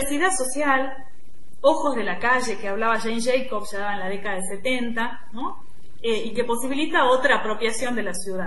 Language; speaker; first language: Spanish; native; Spanish